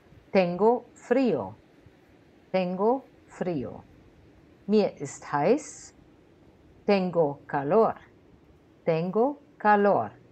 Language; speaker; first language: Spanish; non-native, fluent; German